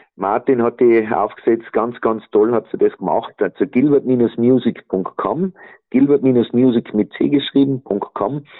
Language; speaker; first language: German; native; German